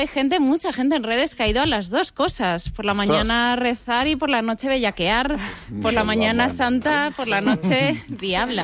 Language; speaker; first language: Spanish; native; Spanish